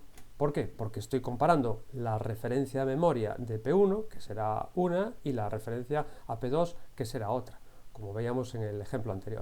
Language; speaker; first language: Spanish; native; Spanish